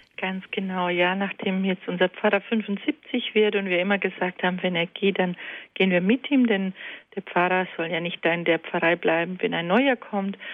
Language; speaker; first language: German; early bilingual, other home language; Croatian